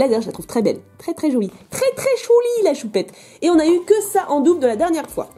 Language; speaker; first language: French; native; French